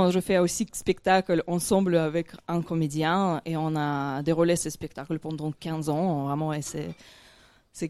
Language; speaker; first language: French; non-native, fluent; Ukrainian